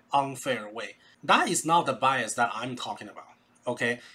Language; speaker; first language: English; non-native, fluent; Chinese